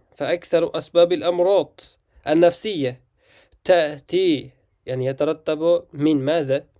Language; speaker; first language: Arabic; non-native, fluent; Uzbek